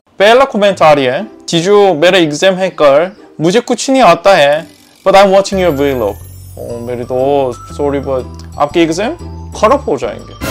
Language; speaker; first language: Hindi; non-native, learner; Korean